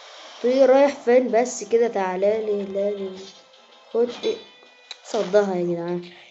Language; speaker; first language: Arabic; native; Arabic